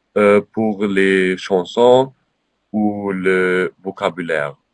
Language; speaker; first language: French; non-native, learner; Finnish